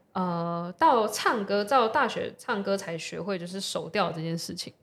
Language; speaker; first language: Chinese; non-native, local second language; Min Nan Chinese